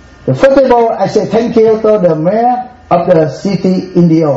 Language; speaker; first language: English; non-native, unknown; Vietnamese